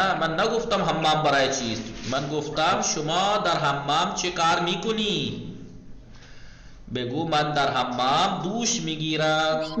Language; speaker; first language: Persian; non-native, learner; Urdu